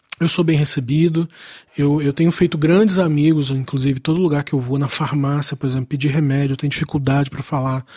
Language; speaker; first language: Portuguese; native; Portuguese